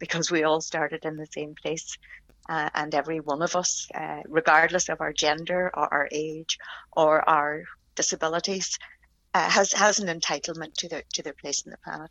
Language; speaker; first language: English; native; English